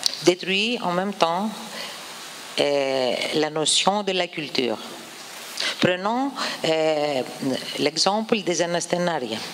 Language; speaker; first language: French; non-native, fluent; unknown